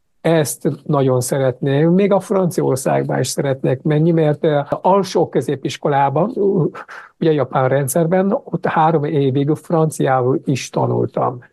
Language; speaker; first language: Hungarian; non-native, fluent; Japanese